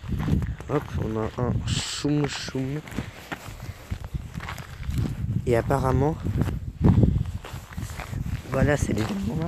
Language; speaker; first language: French; native; French